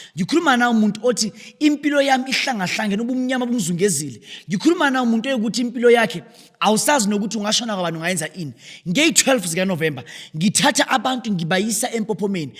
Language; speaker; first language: Zulu; native; Zulu